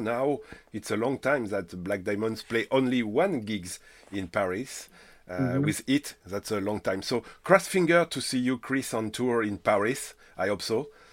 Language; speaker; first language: English; non-native, learner; French